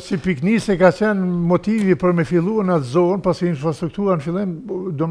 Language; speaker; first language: Albanian; native; Albanian